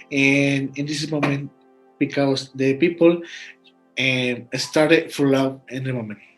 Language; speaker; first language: English; non-native, learner; Spanish